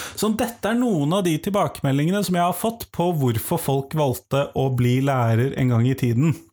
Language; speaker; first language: Norwegian; native; Norwegian